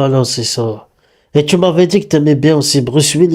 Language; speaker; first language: French; native; French